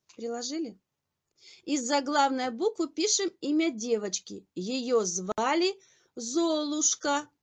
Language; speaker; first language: Russian; native; Russian